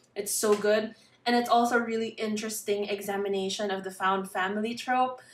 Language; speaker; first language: English; non-native, local second language; Filipino